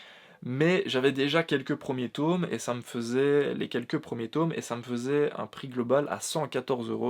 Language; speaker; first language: French; native; French